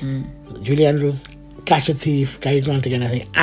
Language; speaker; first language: English; native; English